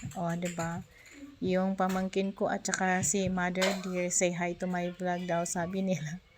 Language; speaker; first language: Filipino; native; Filipino